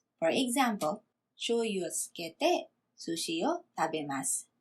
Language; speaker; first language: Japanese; non-native, fluent; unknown